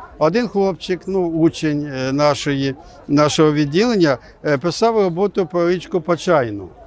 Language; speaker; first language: Ukrainian; non-native, local second language; Russian